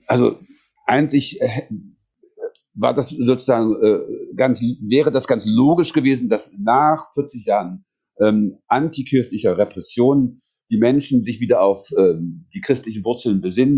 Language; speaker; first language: German; native; German